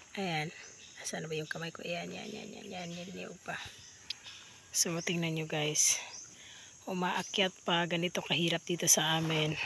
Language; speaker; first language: Filipino; non-native, local second language; Cebuano